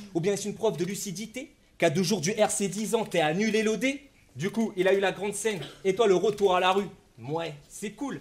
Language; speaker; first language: French; native; French